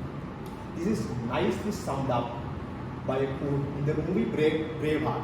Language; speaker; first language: English; non-native, local second language; Sinhala